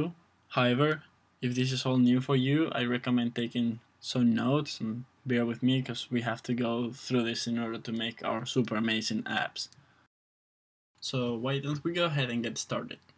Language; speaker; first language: English; non-native, fluent; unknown